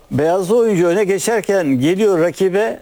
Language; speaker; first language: Turkish; native; Turkish